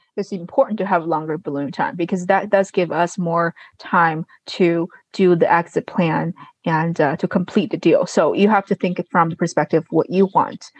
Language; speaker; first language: English; non-native, fluent; Chinese